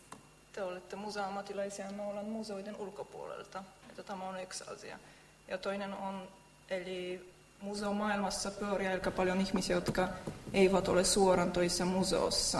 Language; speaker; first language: Finnish; non-native, fluent; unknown